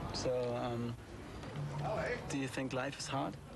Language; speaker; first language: English; non-native, fluent; German